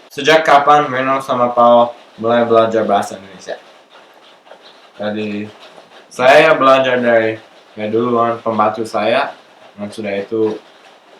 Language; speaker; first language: Indonesian; non-native, local second language; English